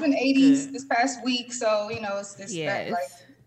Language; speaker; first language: English; native; English